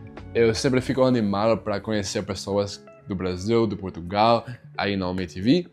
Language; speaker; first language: Portuguese; non-native, learner; English